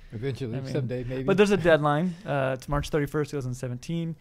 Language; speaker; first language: English; native; English